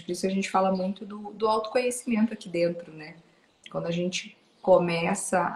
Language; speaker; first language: Portuguese; native; Portuguese